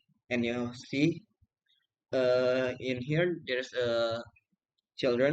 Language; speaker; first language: English; non-native, learner; Indonesian